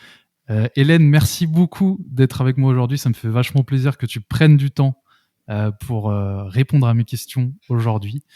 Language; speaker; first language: French; native; French